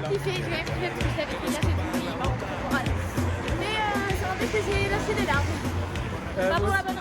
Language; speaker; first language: French; native; French